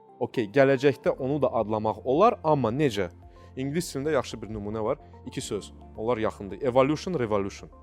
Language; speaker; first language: Azerbaijani; non-native, local second language; Russian